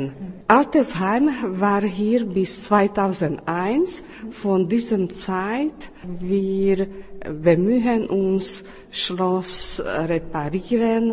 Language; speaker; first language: German; non-native, fluent; Czech